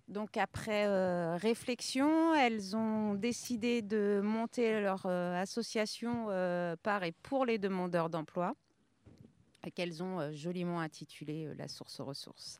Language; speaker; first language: French; native; French